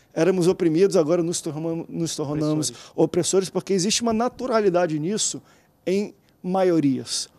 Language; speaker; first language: Portuguese; native; Portuguese